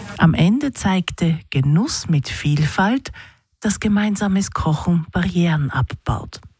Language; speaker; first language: German; native; German